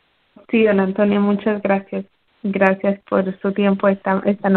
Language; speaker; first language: Spanish; native; Spanish